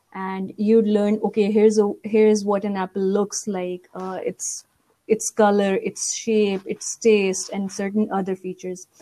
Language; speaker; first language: English; non-native, local second language; Urdu